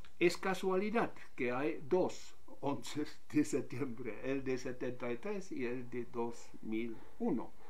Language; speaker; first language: Spanish; non-native, fluent; German